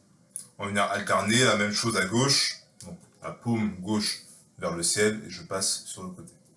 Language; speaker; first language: French; native; French